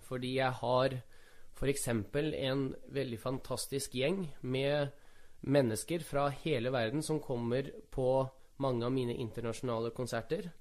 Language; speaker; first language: Norwegian; early bilingual, other home language; Russian